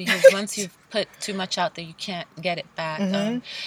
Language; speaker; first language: English; native; English